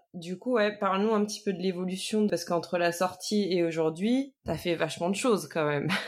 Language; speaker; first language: French; native; French